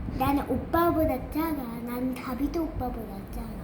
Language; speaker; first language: Korean; early bilingual, heritage; Korean